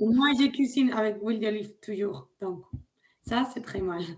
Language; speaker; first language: French; non-native, learner; Spanish